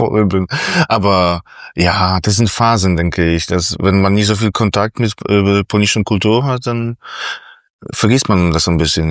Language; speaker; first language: German; non-native, fluent; Polish